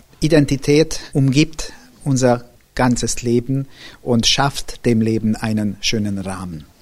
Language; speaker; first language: German; non-native, local second language; Hungarian